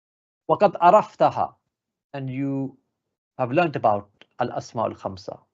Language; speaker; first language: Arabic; non-native, fluent; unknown